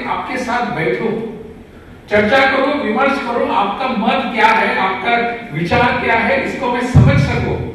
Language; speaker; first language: Hindi; non-native, local second language; Konkani